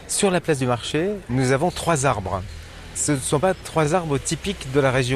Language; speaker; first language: French; native; French